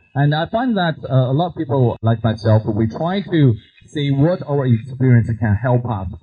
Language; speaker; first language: English; non-native, fluent; Chinese